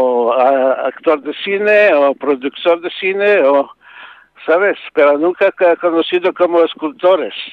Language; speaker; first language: Spanish; non-native, learner; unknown